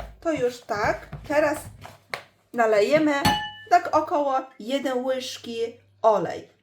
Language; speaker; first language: Polish; non-native, learner; Chinese